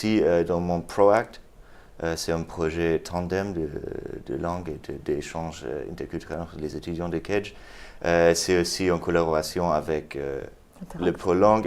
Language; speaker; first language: French; non-native, fluent; German